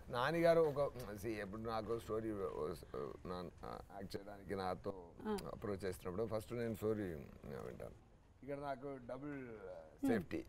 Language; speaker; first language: Telugu; non-native, learner; Tamil